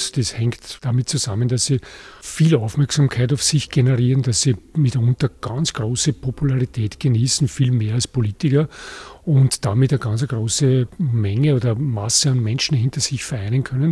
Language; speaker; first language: German; native; German